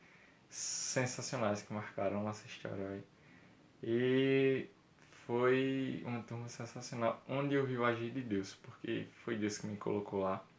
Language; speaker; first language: Portuguese; native; Portuguese